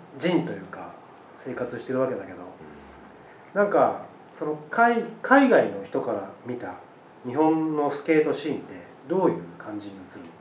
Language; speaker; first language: Japanese; native; Japanese